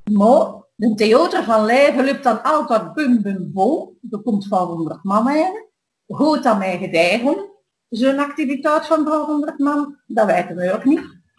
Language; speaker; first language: Dutch; native; Dutch